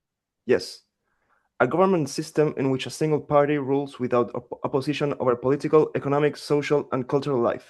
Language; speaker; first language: English; non-native, fluent; Spanish